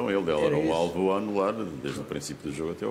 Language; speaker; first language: Portuguese; native; Portuguese